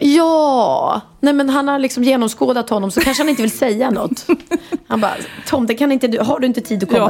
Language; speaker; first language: Swedish; native; Swedish